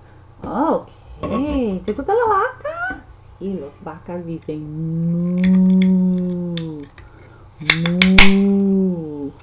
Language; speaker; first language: Spanish; non-native, learner; English